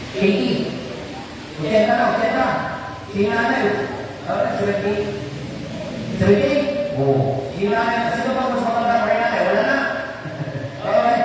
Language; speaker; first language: Filipino; non-native, local second language; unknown